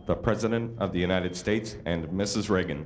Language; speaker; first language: English; native; English